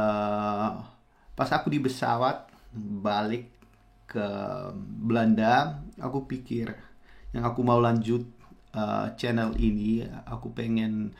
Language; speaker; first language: Indonesian; non-native, fluent; Dutch